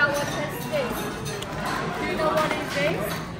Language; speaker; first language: English; non-native, learner; Chinese